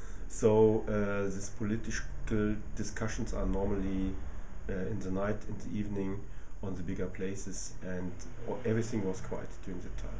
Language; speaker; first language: English; non-native, fluent; German